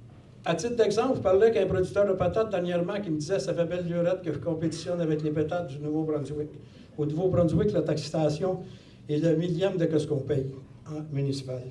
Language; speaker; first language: French; native; French